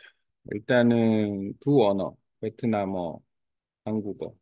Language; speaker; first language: Korean; native; Korean